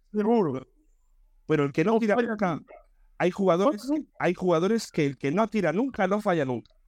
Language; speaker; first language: Spanish; native; Spanish